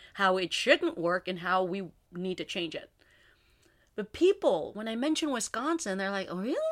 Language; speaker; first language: English; native; English